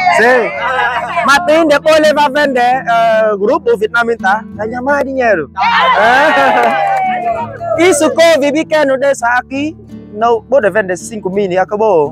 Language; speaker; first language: Portuguese; non-native, learner; Vietnamese